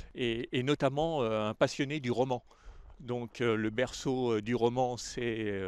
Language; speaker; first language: French; native; French